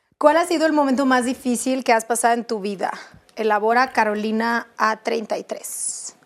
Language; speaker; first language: Spanish; non-native, fluent; Russian